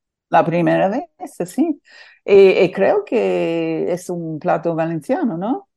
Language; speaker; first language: Spanish; non-native, fluent; English